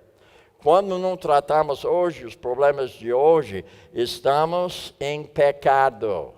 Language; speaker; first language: Portuguese; non-native, fluent; English